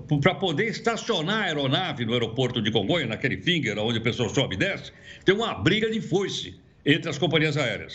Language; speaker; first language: Portuguese; native; Portuguese